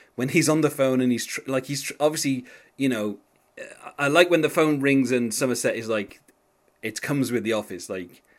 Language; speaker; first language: English; native; English